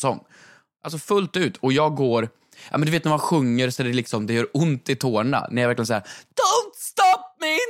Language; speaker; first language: Swedish; native; Swedish